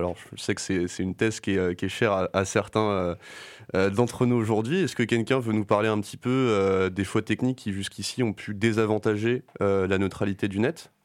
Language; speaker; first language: French; native; French